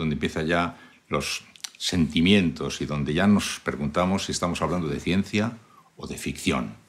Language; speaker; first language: Spanish; native; Spanish